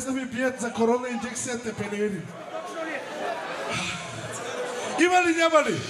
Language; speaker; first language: Bulgarian; non-native, local second language; Turkish